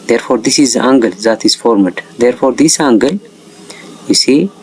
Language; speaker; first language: English; non-native, local second language; Amharic